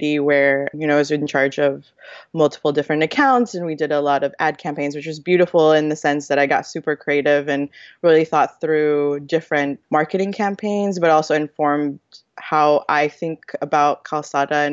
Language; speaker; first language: English; native; English